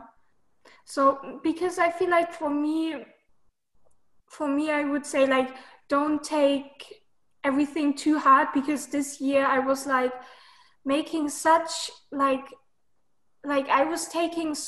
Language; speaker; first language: English; non-native, fluent; German